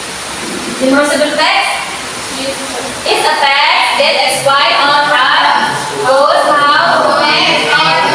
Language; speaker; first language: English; non-native, learner; Indonesian